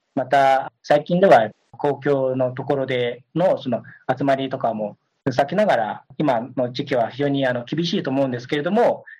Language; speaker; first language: Japanese; non-native, fluent; Chinese